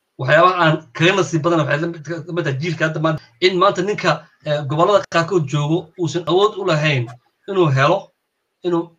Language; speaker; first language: Somali; native; Somali